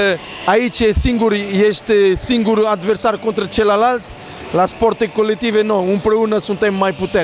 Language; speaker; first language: Romanian; non-native, fluent; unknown